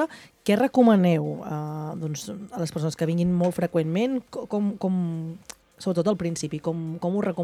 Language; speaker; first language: Catalan; native; Catalan